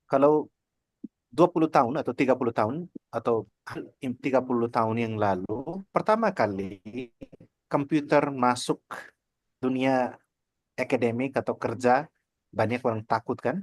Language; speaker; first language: Indonesian; non-native, learner; Nepali